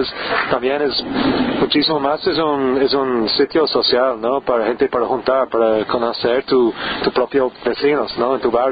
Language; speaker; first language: Spanish; non-native, learner; English